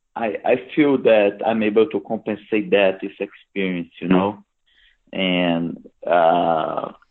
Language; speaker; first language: English; non-native, fluent; Portuguese